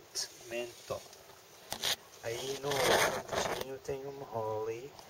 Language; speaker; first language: Portuguese; non-native, learner; English